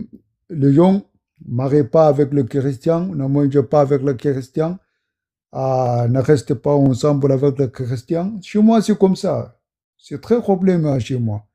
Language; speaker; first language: French; non-native, learner; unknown